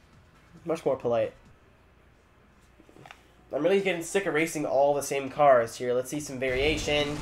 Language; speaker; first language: English; native; English